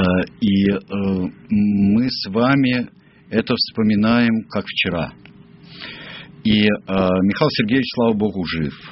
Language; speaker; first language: Russian; native; Russian